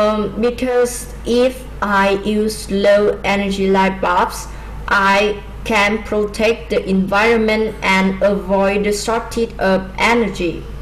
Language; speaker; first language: English; non-native, learner; Vietnamese